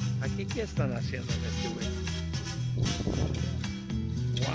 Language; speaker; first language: Spanish; non-native, learner; English